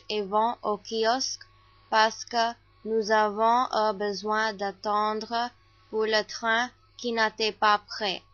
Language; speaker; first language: French; non-native, learner; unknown